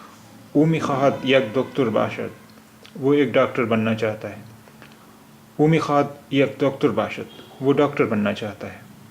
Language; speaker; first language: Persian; non-native, fluent; Urdu